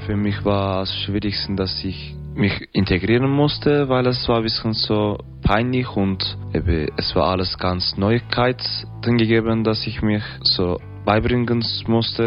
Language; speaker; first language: German; non-native, learner; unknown